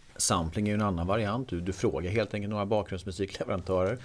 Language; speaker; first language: Swedish; native; Swedish